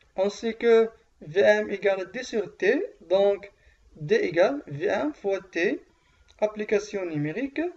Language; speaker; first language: French; non-native, local second language; Arabic